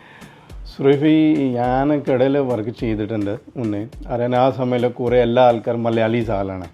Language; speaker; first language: Malayalam; non-native, fluent; Punjabi